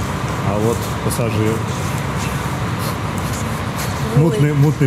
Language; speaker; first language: Russian; native; Russian